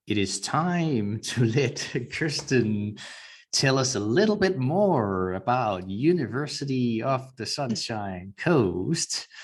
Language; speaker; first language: English; non-native, fluent; Danish